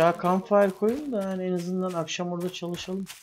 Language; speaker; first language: Turkish; native; Turkish